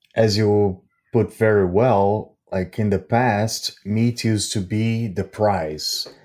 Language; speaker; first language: English; non-native, fluent; Portuguese